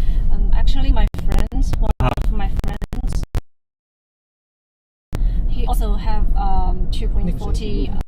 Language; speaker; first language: English; non-native, learner; Chinese